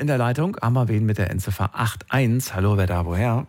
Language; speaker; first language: German; native; German